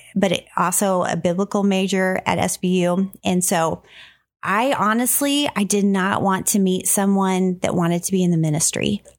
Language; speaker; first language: English; native; English